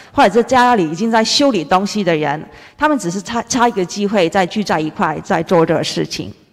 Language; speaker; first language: Chinese; non-native, fluent; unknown